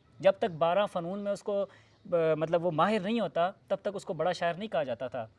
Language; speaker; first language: Urdu; non-native, local second language; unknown